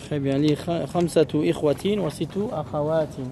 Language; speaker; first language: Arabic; early bilingual, heritage; Arabic